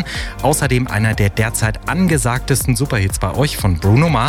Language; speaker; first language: German; native; German